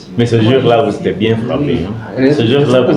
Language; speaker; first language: French; non-native, learner; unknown